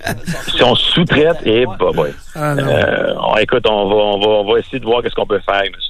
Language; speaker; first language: French; native; French